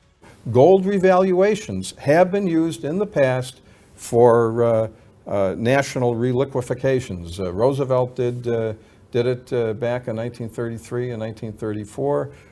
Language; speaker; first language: English; native; English